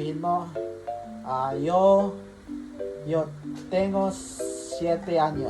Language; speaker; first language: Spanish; non-native, learner; Filipino